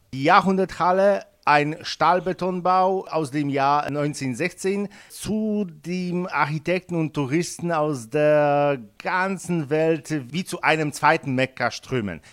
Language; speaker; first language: German; non-native, fluent; Polish